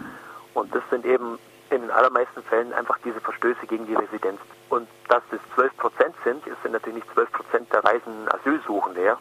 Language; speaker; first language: German; native; German